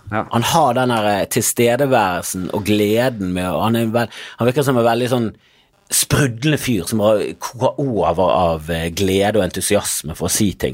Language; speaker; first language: Norwegian; native; Norwegian